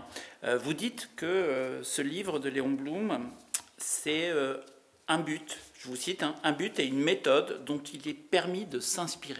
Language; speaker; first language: French; native; French